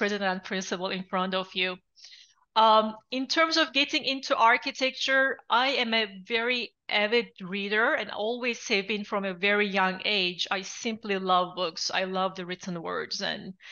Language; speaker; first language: English; non-native, fluent; Turkish